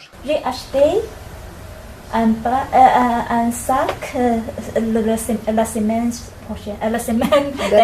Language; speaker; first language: French; non-native, learner; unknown